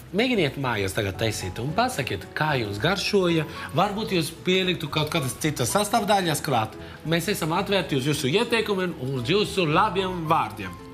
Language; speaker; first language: Latvian; non-native, fluent; Italian